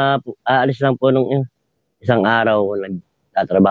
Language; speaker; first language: Filipino; native; Filipino